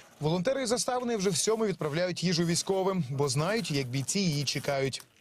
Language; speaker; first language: Ukrainian; native; Ukrainian